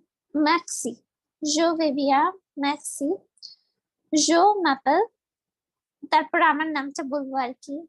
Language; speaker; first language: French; non-native, learner; Bangla